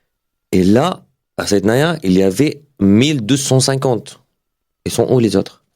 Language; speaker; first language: French; non-native, learner; Arabic